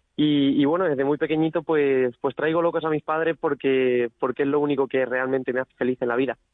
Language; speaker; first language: Spanish; native; Spanish